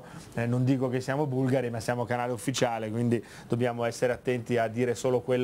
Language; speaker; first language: Italian; native; Italian